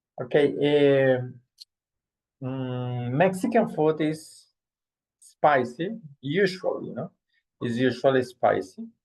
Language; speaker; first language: English; non-native, fluent; Spanish